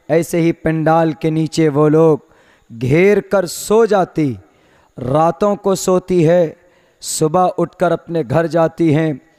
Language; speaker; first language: Hindi; native; Hindi